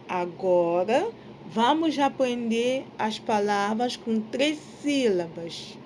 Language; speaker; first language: Portuguese; non-native, fluent; Yoruba